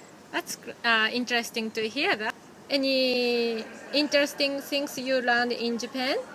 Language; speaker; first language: English; non-native, fluent; Japanese